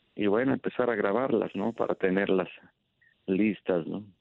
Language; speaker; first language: Spanish; native; Spanish